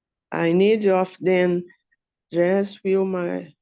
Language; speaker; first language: English; non-native, learner; Portuguese